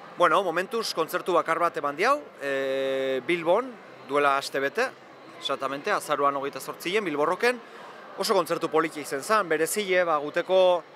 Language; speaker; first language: Basque; native; Basque